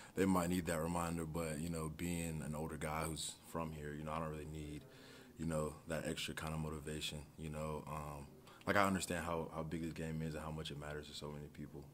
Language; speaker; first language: English; native; English